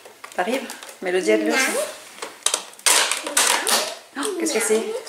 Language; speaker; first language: French; native; French